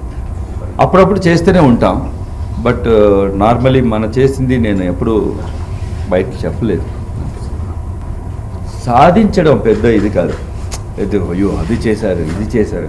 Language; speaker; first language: Telugu; non-native, local second language; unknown